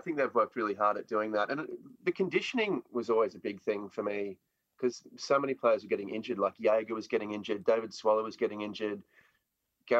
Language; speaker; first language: English; native; English